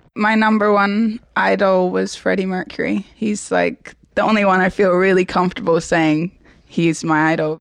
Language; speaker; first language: English; native; English